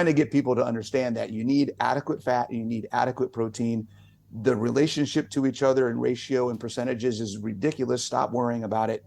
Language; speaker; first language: English; native; English